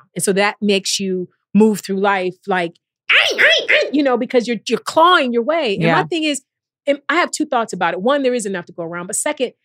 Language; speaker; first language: English; native; English